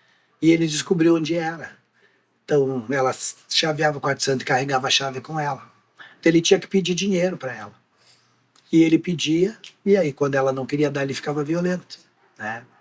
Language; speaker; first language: Portuguese; native; Portuguese